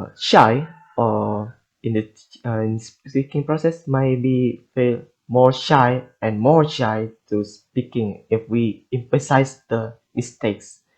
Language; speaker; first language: English; non-native, learner; Indonesian